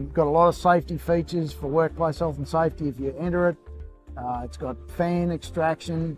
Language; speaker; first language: English; native; English